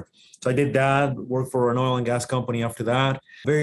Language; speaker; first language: English; non-native, fluent; Spanish